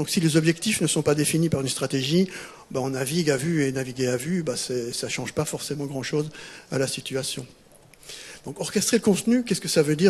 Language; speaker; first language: French; native; French